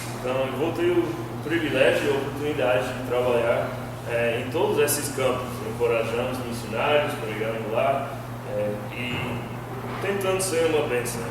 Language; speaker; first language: Portuguese; non-native, fluent; English